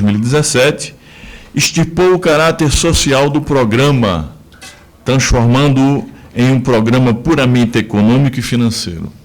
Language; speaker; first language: Portuguese; native; Portuguese